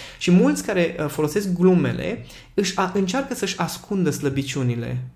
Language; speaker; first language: Romanian; non-native, local second language; Hungarian